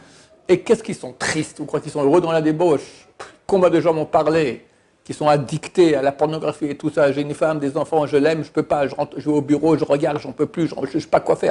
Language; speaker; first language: French; native; French